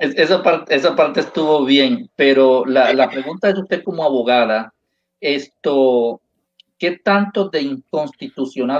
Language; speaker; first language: Spanish; native; Spanish